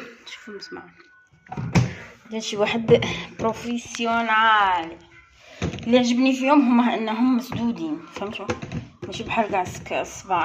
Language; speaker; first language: Arabic; native; Arabic